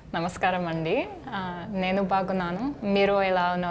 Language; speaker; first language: Telugu; non-native, learner; English